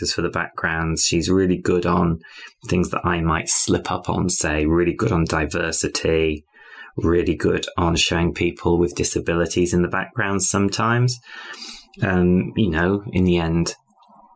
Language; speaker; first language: English; native; English